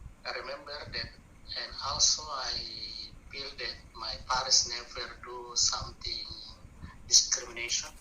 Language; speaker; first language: English; non-native, learner; Indonesian